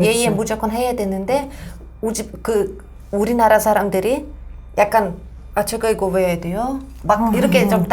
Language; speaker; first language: Korean; non-native, fluent; Russian